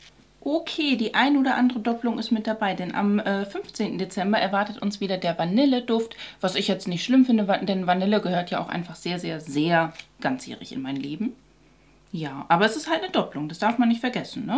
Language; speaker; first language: German; native; German